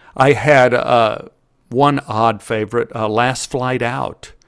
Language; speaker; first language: English; native; English